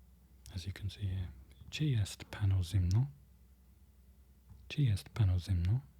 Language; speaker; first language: Polish; non-native, learner; English